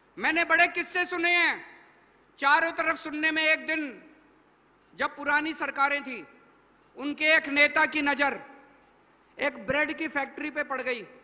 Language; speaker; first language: Hindi; native; Hindi